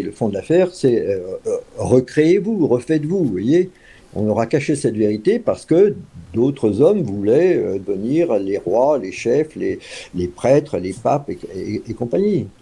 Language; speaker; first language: French; native; French